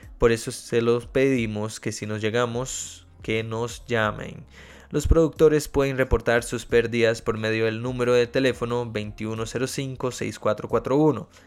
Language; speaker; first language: Spanish; non-native, fluent; Portuguese